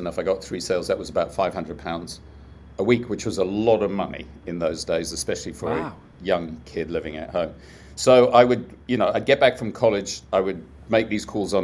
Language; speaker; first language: English; native; English